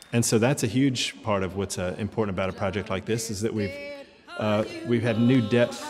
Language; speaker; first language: English; native; English